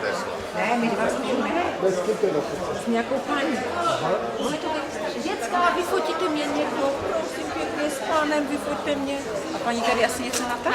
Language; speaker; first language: Czech; native; Czech